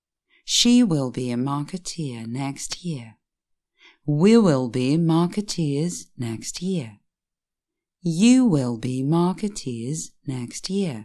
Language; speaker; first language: English; non-native, fluent; Russian